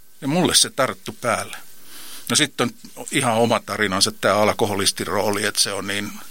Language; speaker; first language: Finnish; native; Finnish